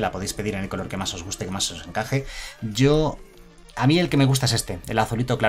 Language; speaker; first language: Spanish; native; Spanish